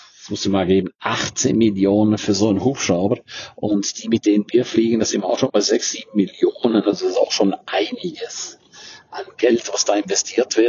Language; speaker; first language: German; native; German